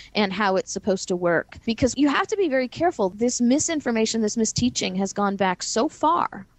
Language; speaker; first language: English; native; English